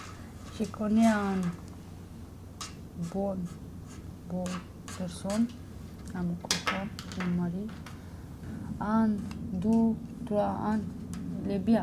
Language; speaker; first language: French; non-native, learner; Romanian